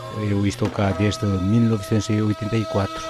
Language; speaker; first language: Portuguese; non-native, fluent; Korean